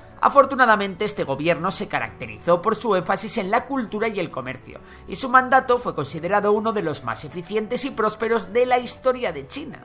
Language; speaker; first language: Spanish; native; Spanish